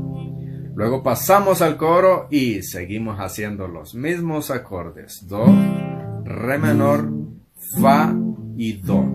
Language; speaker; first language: Spanish; native; Spanish